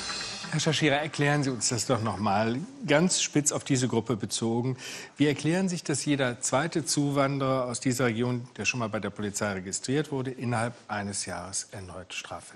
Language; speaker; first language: German; native; German